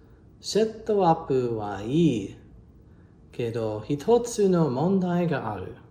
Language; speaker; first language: Japanese; non-native, learner; English